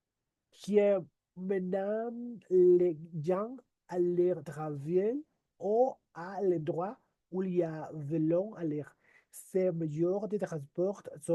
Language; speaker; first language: French; non-native, learner; Spanish